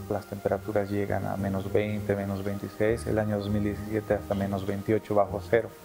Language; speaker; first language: Spanish; native; Spanish